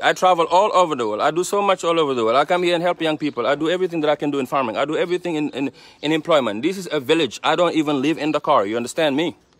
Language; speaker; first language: English; non-native, fluent; Wolof